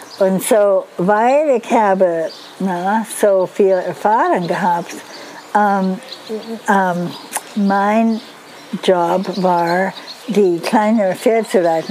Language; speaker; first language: German; non-native, learner; Dutch